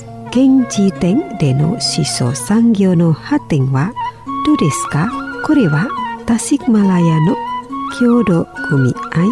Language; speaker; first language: Japanese; non-native, fluent; Indonesian